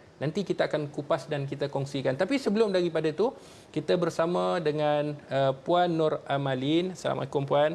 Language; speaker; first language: Malay; native; Malay